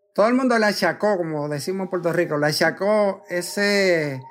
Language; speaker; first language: Spanish; native; Spanish